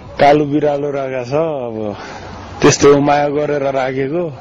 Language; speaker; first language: Nepali; non-native, learner; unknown